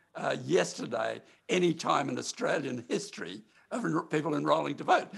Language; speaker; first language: English; native; English